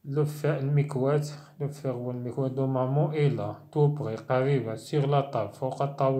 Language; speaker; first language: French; non-native, local second language; Arabic